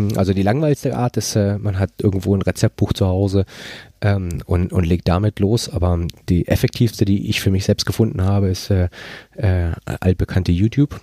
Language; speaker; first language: German; non-native, fluent; Spanish